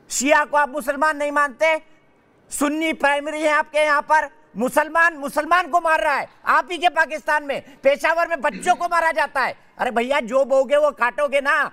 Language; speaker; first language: Hindi; native; Hindi